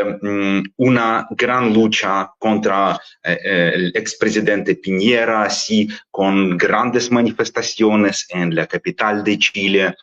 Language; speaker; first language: Spanish; non-native, fluent; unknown